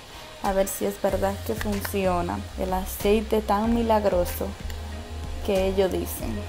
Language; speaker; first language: Spanish; early bilingual, heritage; Spanish